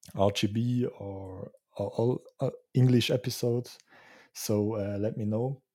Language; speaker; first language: English; non-native, fluent; Swiss German